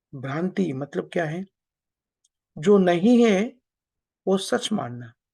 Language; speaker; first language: Hindi; non-native, local second language; Telugu